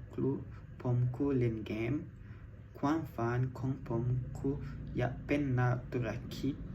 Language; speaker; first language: Thai; non-native, learner; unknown